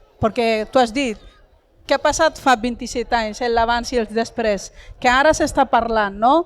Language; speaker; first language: Catalan; non-native, fluent; Arabic